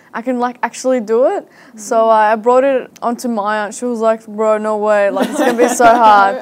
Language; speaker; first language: English; early bilingual, other home language; Arabic